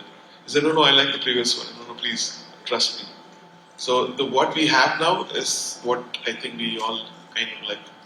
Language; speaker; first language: English; non-native, local second language; Tamil